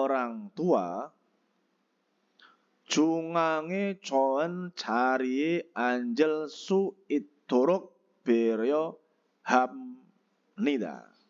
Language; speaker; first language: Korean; non-native, fluent; Indonesian